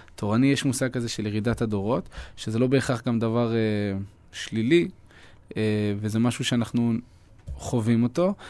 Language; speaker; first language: Hebrew; early bilingual, other home language; French